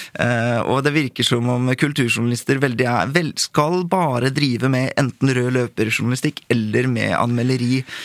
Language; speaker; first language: Norwegian; early bilingual, other home language; Korean